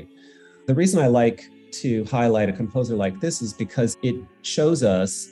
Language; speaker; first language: English; native; English